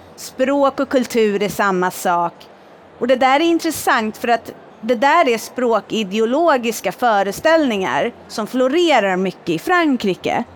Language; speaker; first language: Swedish; native; Swedish